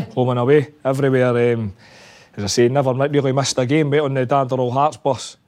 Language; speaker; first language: English; native; English